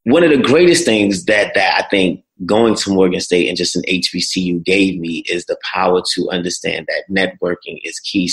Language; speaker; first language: English; native; English